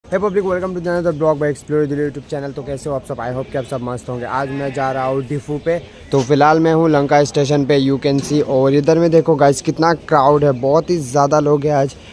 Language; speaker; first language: Hindi; non-native, local second language; Assamese